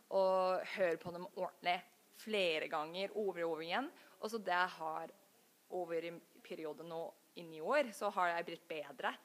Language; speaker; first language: Norwegian; non-native, fluent; English